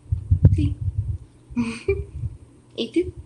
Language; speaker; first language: Spanish; non-native, learner; English